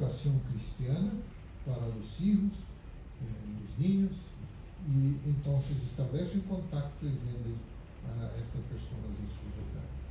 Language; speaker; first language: Spanish; non-native, fluent; Portuguese